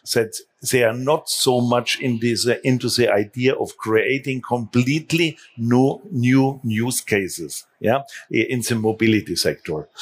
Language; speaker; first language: English; non-native, fluent; German